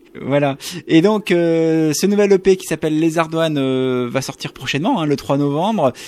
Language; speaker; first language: French; native; French